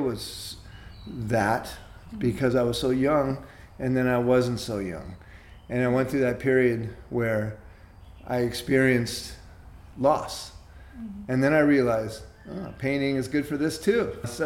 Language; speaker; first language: English; native; English